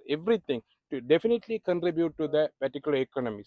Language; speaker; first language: English; non-native, local second language; Tamil